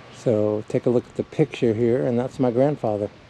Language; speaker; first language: English; native; English